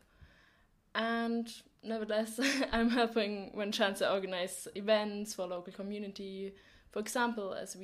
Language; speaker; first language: English; non-native, fluent; German